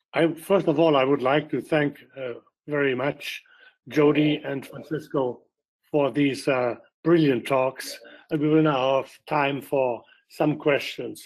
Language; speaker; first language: English; non-native, fluent; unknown